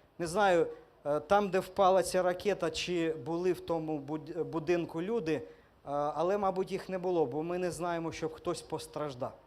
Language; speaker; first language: Ukrainian; non-native, local second language; Russian